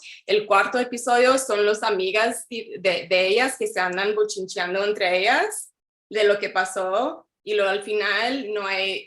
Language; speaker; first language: Spanish; early bilingual, heritage; Spanish